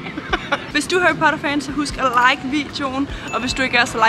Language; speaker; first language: Danish; native; Danish